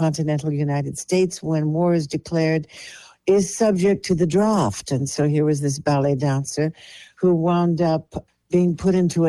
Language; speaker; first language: English; non-native, local second language; Polish